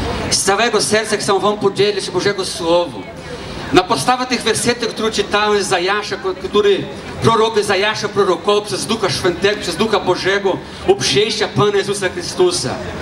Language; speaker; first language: Polish; non-native, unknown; Portuguese